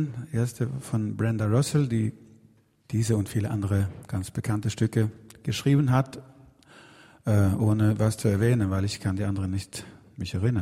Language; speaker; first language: German; non-native, fluent; Swedish